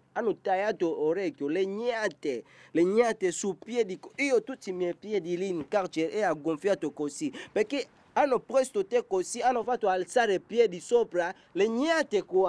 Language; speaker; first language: Italian; non-native, learner; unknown